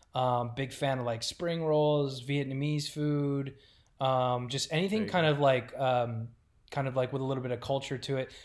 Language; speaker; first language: English; native; English